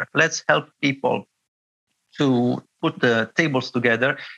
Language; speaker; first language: English; non-native, fluent; Italian